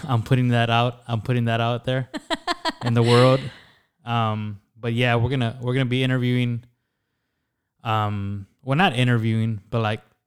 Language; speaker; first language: English; early bilingual, other home language; Spanish